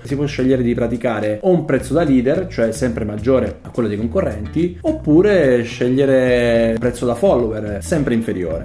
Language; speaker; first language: Italian; native; Italian